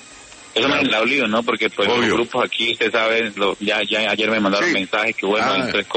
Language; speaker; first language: Spanish; native; Spanish